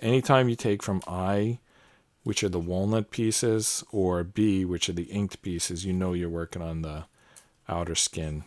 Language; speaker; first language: English; native; English